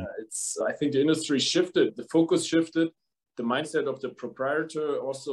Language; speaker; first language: English; non-native, fluent; German